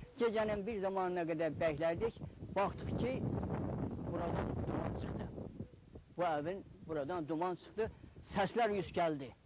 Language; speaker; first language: Azerbaijani; native; Azerbaijani